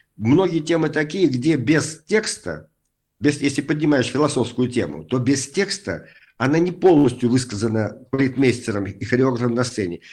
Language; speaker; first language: Russian; native; Russian